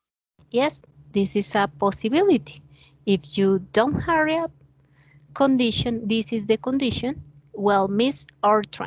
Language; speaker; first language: English; non-native, learner; Spanish